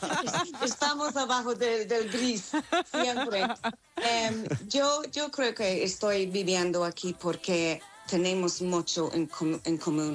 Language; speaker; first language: Spanish; non-native, learner; English